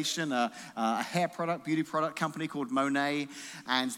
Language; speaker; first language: English; native; English